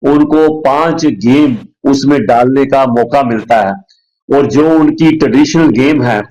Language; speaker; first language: Hindi; non-native, local second language; Punjabi